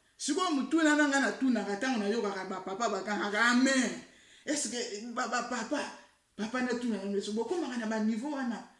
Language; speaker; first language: Lingala; non-native, local second language; Kongo